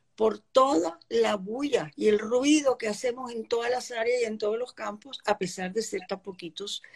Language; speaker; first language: Spanish; early bilingual, other home language; Polish